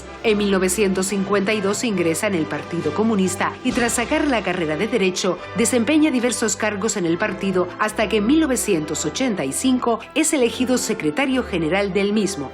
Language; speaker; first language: Spanish; native; Spanish